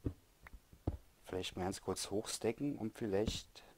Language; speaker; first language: German; native; German